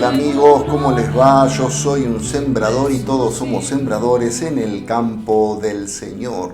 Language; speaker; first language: Spanish; native; Spanish